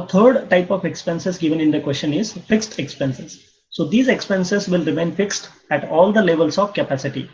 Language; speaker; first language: English; non-native, local second language; Marathi